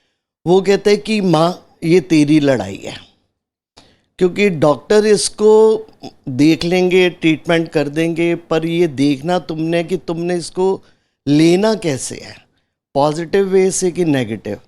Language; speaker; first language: Hindi; native; Hindi